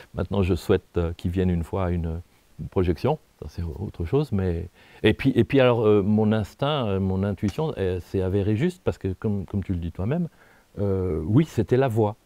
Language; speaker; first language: French; native; French